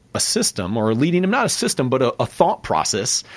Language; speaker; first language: English; native; English